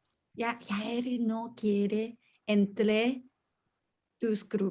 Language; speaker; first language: Spanish; non-native, learner; English